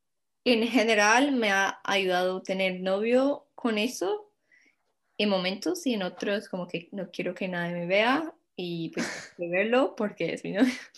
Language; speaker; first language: Spanish; non-native, fluent; English